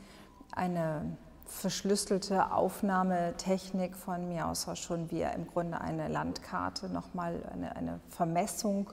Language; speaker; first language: German; native; German